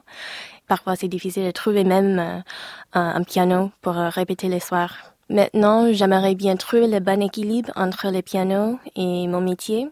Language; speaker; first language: French; non-native, fluent; English